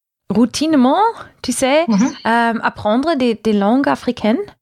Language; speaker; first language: French; non-native, learner; English